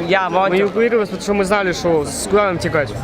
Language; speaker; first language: Russian; native; Russian